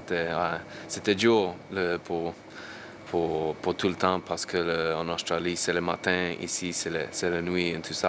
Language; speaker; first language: French; non-native, learner; English